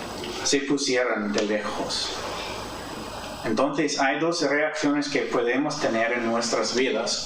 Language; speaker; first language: Spanish; non-native, fluent; English